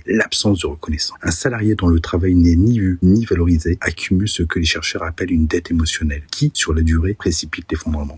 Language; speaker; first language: French; native; French